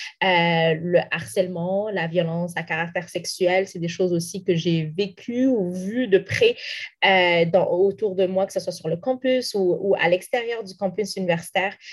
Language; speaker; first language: French; non-native, local second language; Arabic